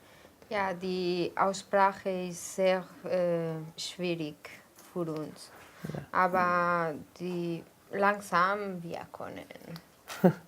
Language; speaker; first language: German; non-native, learner; Portuguese